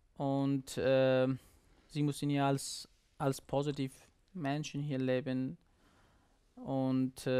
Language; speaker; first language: German; non-native, learner; Persian